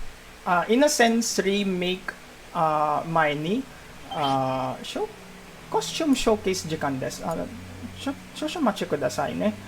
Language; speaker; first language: Japanese; non-native, learner; Filipino